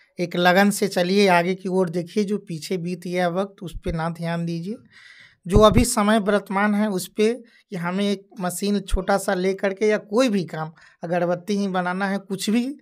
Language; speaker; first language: Hindi; native; Hindi